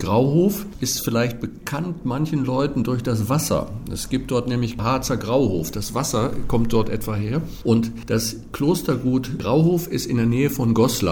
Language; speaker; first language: German; native; German